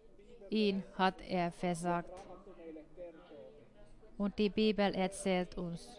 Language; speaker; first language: German; non-native, fluent; Finnish